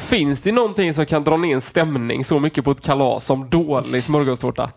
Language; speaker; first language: Swedish; native; Swedish